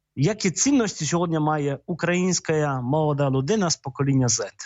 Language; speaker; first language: Ukrainian; non-native, fluent; Polish